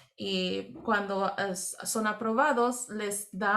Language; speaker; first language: Spanish; early bilingual, heritage; Spanish